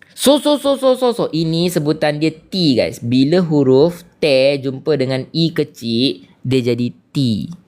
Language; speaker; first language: Malay; native; Malay